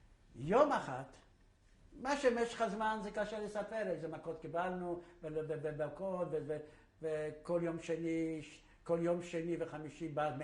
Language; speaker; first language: Hebrew; non-native, fluent; Polish